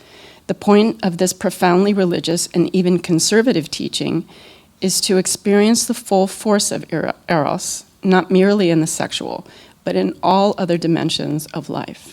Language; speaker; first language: English; native; English